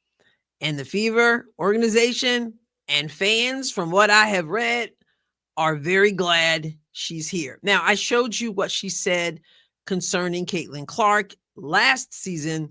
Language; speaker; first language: English; native; English